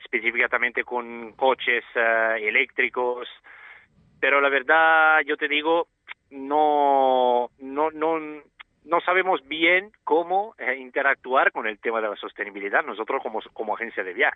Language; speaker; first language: Spanish; non-native, fluent; Italian